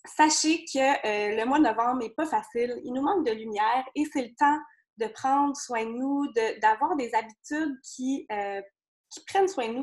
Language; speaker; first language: French; native; French